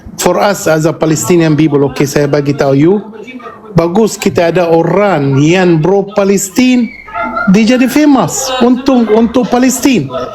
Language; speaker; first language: Malay; non-native, fluent; Arabic